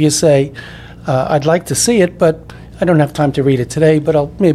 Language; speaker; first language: English; native; English